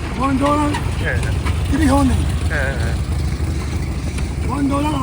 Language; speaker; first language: English; non-native, fluent; Spanish